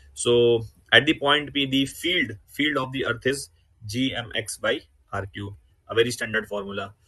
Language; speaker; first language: English; non-native, local second language; Hindi